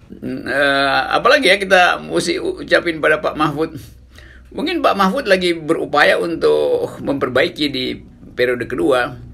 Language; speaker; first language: Indonesian; native; Indonesian